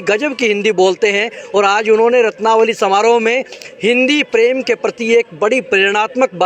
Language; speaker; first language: Hindi; native; Hindi